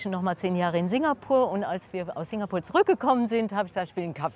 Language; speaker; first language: German; non-native, local second language; Luxembourgish